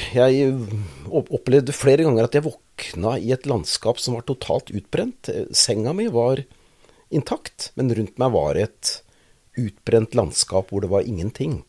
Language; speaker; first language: Norwegian; native; Norwegian